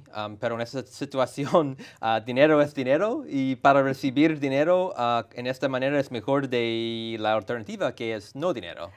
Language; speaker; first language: Spanish; non-native, fluent; English